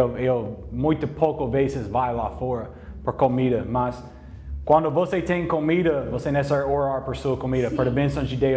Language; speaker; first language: Portuguese; non-native, learner; English